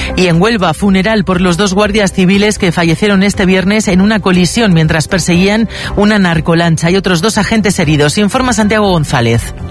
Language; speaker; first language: Spanish; native; Spanish